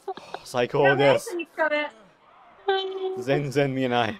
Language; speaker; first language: Japanese; non-native, learner; English